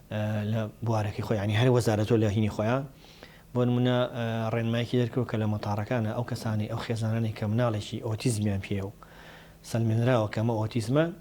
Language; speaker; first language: Central Kurdish; native; Central Kurdish